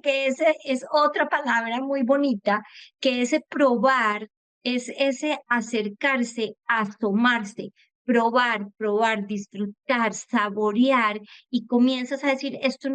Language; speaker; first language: Spanish; native; Spanish